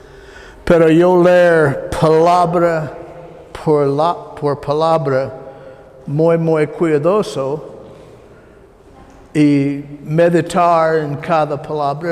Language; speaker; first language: Spanish; non-native, learner; English